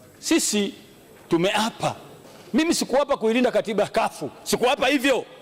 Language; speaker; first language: Swahili; native; Swahili